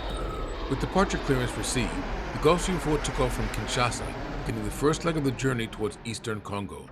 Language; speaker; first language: English; native; English